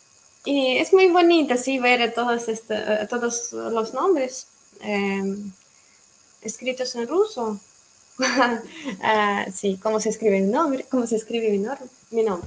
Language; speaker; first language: Spanish; non-native, fluent; Russian